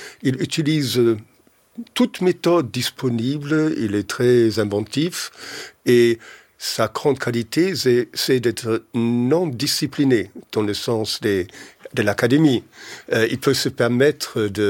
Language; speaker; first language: French; non-native, fluent; German